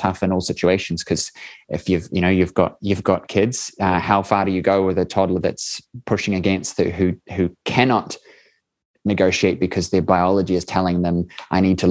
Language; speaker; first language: English; native; English